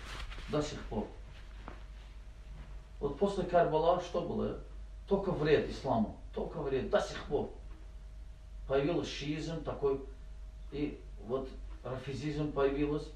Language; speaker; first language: Russian; non-native, learner; Azerbaijani